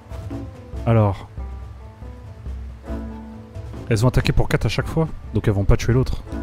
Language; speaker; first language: French; native; French